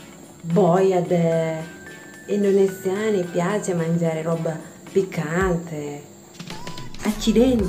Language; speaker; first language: Italian; non-native, fluent; Indonesian